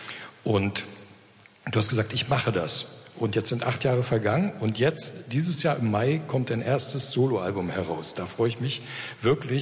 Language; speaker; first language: German; native; German